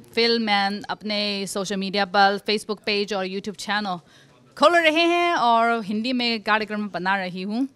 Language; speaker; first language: Hindi; non-native, fluent; Chinese